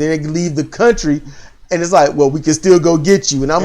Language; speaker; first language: English; native; English